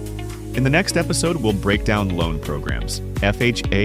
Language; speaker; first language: English; native; English